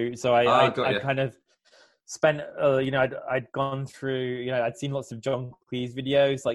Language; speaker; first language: English; native; English